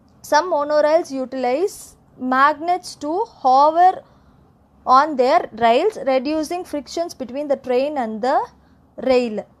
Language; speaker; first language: English; non-native, local second language; Tamil